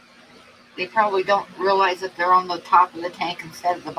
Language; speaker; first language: English; native; English